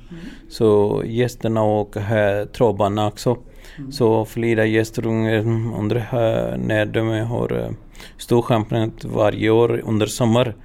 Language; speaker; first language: Swedish; non-native, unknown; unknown